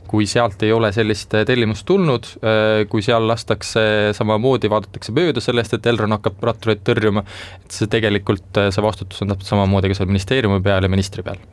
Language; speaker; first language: Estonian; native; Estonian